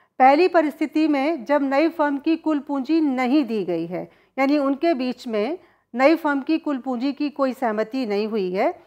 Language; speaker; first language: Hindi; native; Hindi